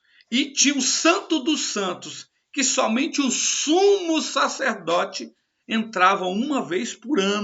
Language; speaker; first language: Portuguese; native; Portuguese